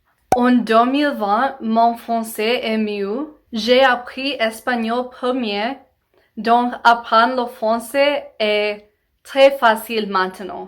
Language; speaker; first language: French; non-native, learner; English